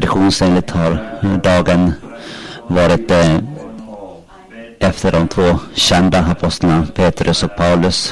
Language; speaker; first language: Swedish; non-native, local second language; Finnish